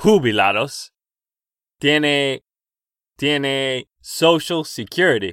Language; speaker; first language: Spanish; non-native, learner; English